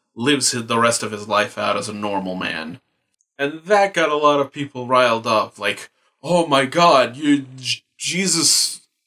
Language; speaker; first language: English; native; English